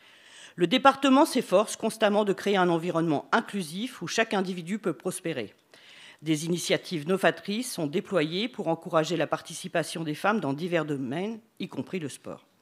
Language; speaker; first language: French; native; French